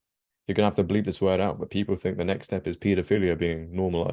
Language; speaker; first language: English; native; English